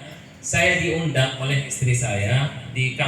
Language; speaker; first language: Indonesian; non-native, fluent; Arabic